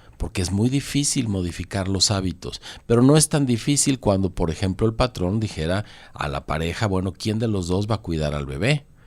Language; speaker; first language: Spanish; native; Spanish